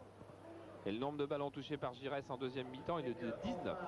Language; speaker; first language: French; native; French